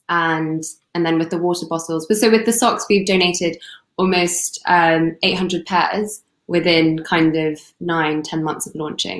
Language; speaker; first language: English; non-native, local second language; Cantonese